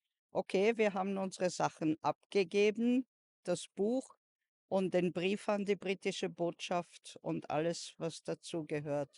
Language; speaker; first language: German; non-native, fluent; French